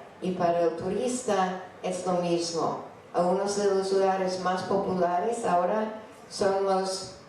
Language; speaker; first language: Spanish; non-native, fluent; English